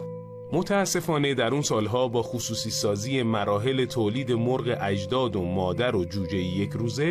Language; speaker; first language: Persian; native; Persian